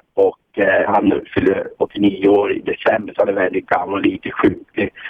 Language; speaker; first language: Swedish; early bilingual, other home language; English